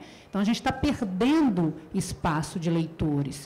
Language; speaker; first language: Portuguese; native; Portuguese